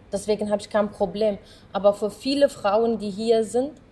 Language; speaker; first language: German; non-native, fluent; Arabic